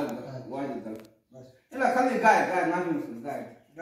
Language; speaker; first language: Arabic; non-native, learner; Hindi